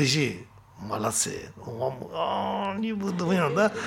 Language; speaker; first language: Russian; non-native, learner; Tibetan